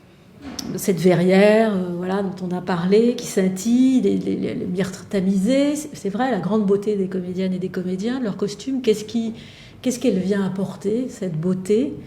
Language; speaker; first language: French; native; French